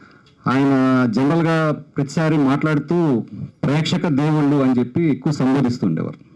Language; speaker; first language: Telugu; native; Telugu